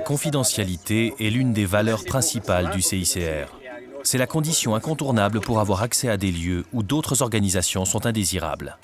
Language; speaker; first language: French; native; French